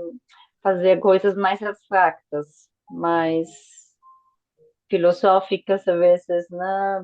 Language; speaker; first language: Portuguese; non-native, fluent; Spanish